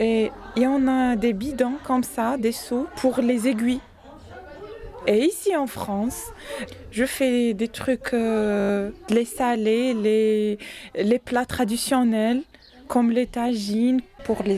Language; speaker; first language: French; non-native, learner; Arabic